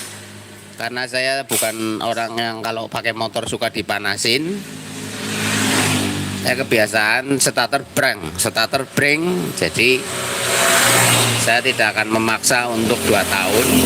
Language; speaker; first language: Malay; non-native, local second language; Javanese